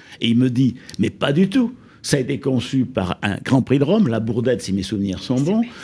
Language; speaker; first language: French; native; French